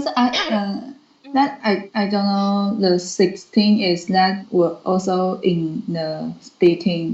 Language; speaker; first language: English; non-native, learner; Chinese